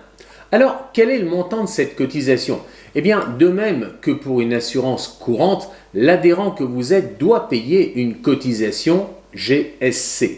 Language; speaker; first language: French; native; French